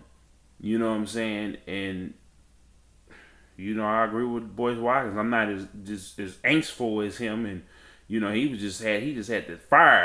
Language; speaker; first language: English; native; English